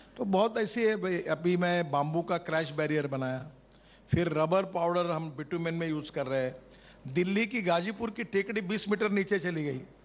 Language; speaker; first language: Hindi; non-native, local second language; Marathi